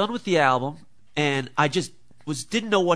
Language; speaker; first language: English; native; English